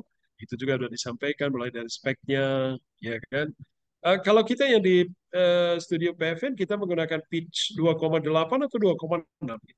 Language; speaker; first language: Indonesian; native; Indonesian